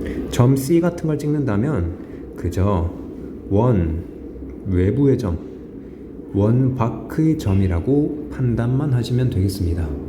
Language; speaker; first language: Korean; native; Korean